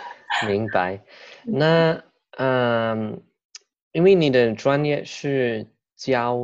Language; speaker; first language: Chinese; non-native, fluent; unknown